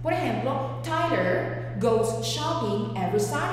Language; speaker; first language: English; non-native, fluent; Spanish